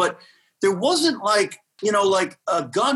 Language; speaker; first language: English; native; English